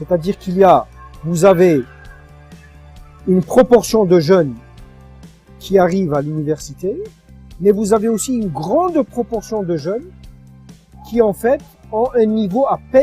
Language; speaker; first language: French; non-native, local second language; Arabic